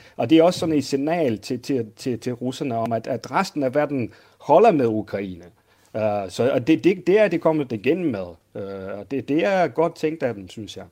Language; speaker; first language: Danish; non-native, fluent; Russian